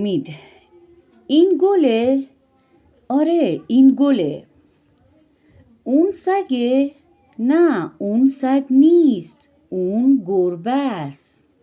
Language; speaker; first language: Persian; non-native, fluent; Urdu